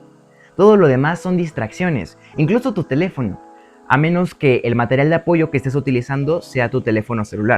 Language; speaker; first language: Spanish; native; Spanish